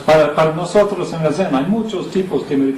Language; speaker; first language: Spanish; non-native, fluent; English